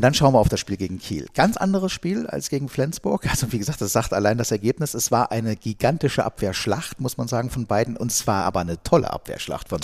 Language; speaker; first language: German; native; German